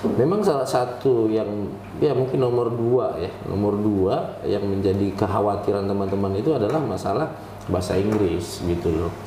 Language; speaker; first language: Indonesian; native; Indonesian